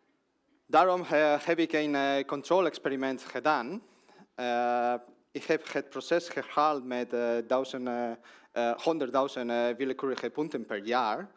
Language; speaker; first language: Dutch; non-native, learner; Spanish